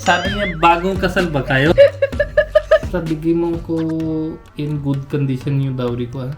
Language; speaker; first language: Filipino; non-native, learner; Punjabi